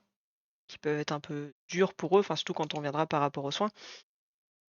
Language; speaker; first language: French; native; French